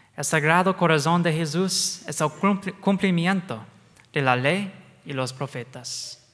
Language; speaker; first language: Spanish; non-native, fluent; English